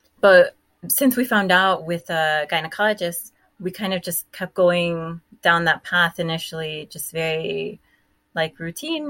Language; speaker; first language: English; native; English